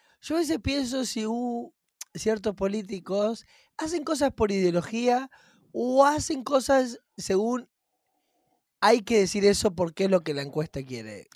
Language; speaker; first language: Spanish; native; Spanish